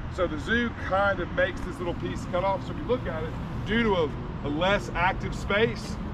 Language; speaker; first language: English; native; English